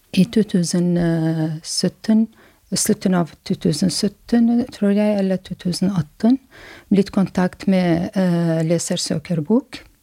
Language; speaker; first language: Norwegian; non-native, learner; Arabic